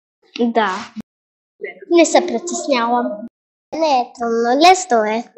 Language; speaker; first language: Bulgarian; early bilingual, heritage; Bulgarian